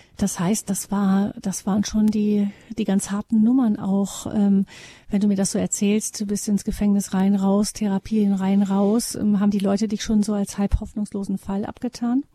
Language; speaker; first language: German; native; German